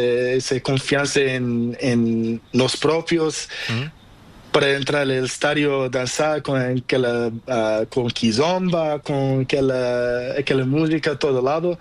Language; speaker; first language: Spanish; non-native, learner; Portuguese